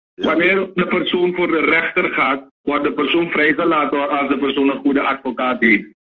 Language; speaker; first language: Dutch; native; Dutch